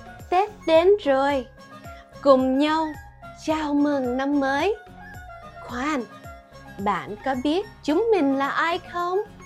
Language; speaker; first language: Vietnamese; early bilingual, heritage; Vietnamese